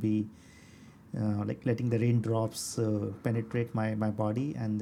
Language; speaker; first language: English; non-native, local second language; Hindi